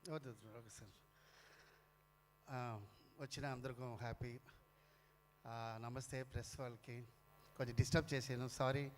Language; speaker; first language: Telugu; non-native, fluent; Tamil